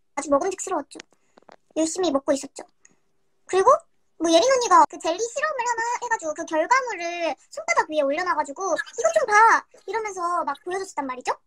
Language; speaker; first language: Korean; native; Korean